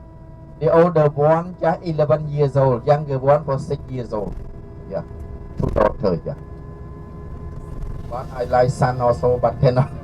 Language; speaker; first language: English; non-native, learner; Khmer